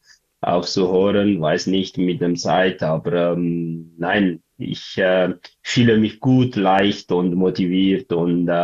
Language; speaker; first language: German; non-native, learner; Tigrinya